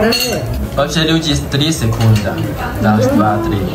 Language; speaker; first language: Russian; non-native, learner; Chinese